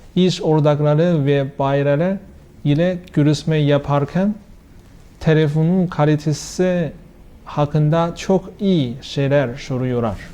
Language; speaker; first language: Turkish; non-native, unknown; Chinese